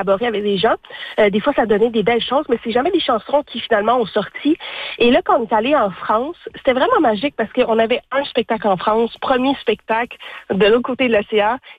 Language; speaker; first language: French; native; French